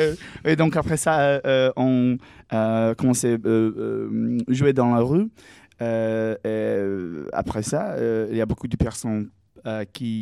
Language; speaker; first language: French; non-native, learner; English